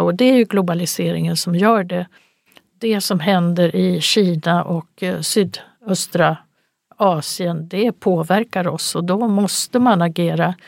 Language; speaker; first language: Swedish; native; Swedish